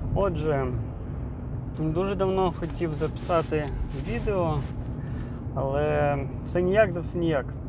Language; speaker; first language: Ukrainian; non-native, local second language; Russian